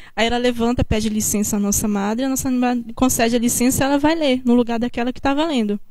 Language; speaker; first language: Portuguese; native; Portuguese